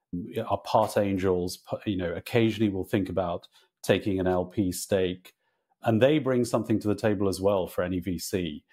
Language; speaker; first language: English; native; English